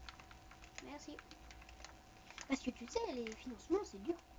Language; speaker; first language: French; native; French